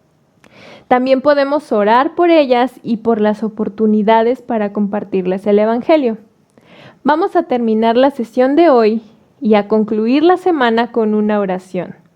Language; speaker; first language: Spanish; native; Spanish